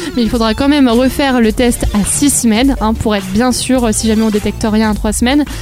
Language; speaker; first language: French; native; French